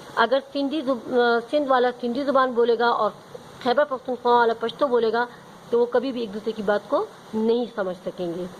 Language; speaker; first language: Urdu; non-native, local second language; Pashto